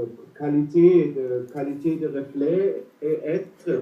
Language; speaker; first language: French; non-native, fluent; German